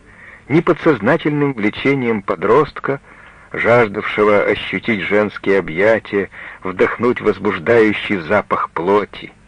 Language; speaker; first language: Russian; native; Russian